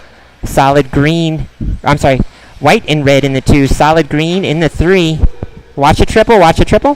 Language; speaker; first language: English; native; English